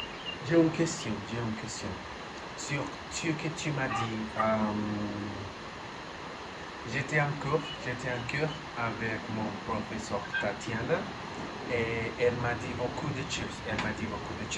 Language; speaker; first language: French; non-native, learner; Spanish